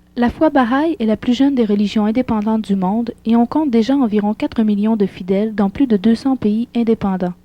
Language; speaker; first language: French; native; French